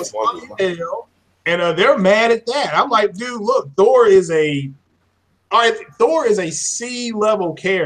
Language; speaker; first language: English; native; English